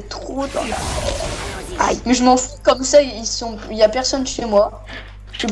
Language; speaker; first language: French; native; French